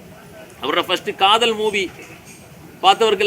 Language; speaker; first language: Tamil; non-native, learner; Malayalam